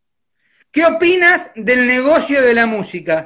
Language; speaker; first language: Spanish; native; Spanish